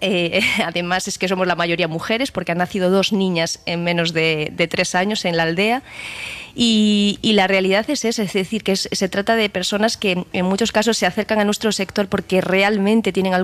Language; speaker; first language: Spanish; native; Spanish